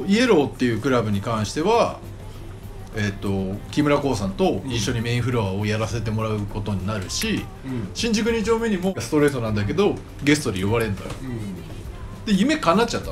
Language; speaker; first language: Japanese; native; Japanese